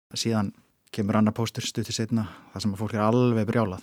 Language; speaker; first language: Icelandic; native; Icelandic